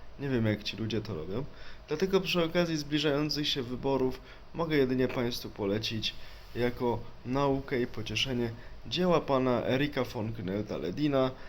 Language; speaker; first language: Polish; native; Polish